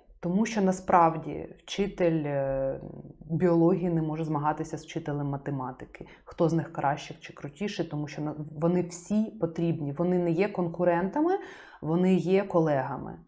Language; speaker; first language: Ukrainian; native; Ukrainian